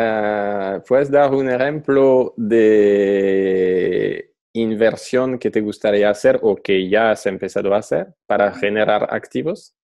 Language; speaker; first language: Spanish; non-native, fluent; French